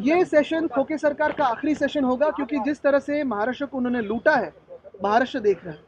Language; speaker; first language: Hindi; non-native, local second language; Marathi